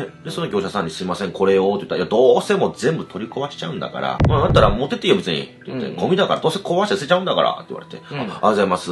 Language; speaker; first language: Japanese; native; Japanese